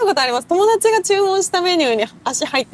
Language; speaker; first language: Japanese; native; Japanese